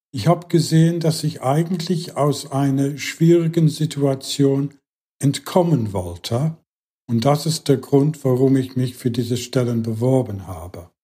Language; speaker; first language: German; non-native, fluent; English